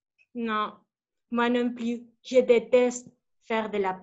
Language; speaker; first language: French; non-native, learner; Spanish